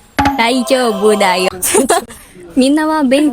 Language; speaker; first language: Japanese; non-native, learner; Indonesian